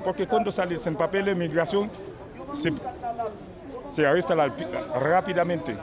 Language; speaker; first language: Spanish; non-native, learner; Haitian Creole